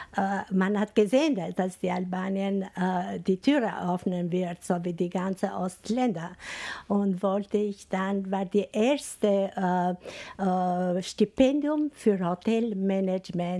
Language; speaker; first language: German; non-native, fluent; Albanian